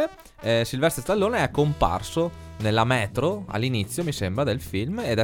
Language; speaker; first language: Italian; native; Italian